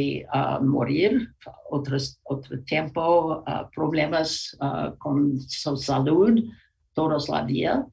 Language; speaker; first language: Spanish; non-native, learner; English